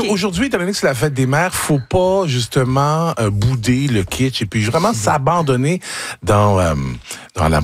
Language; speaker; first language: French; native; French